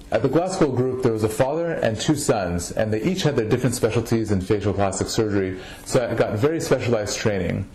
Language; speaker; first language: English; native; English